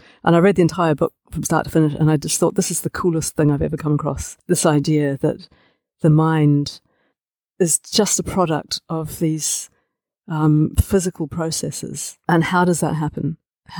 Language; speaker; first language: English; native; English